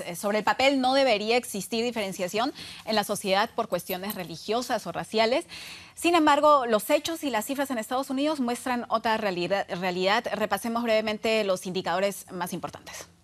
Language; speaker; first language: Spanish; native; Spanish